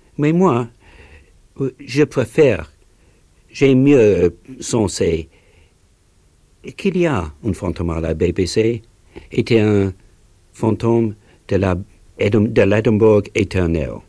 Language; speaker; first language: French; non-native, learner; English